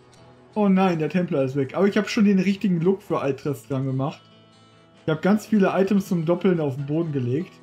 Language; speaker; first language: German; native; German